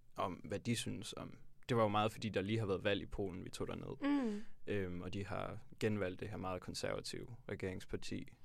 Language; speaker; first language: Danish; native; Danish